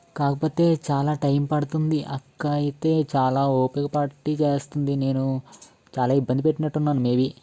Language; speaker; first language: Telugu; non-native, local second language; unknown